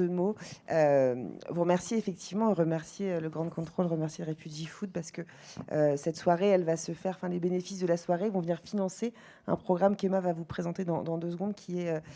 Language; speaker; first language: French; native; French